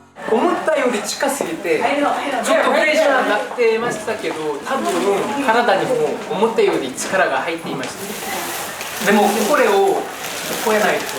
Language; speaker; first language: Japanese; non-native, fluent; Korean